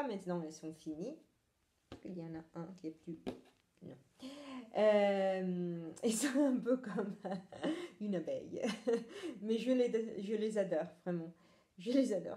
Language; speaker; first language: French; non-native, fluent; Italian